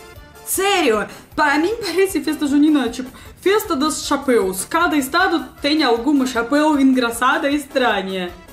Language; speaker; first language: Portuguese; non-native, learner; Russian